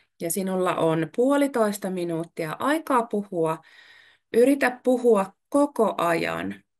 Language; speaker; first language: Finnish; native; Finnish